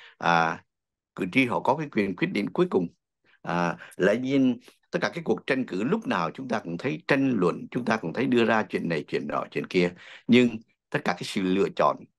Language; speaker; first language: Vietnamese; native; Vietnamese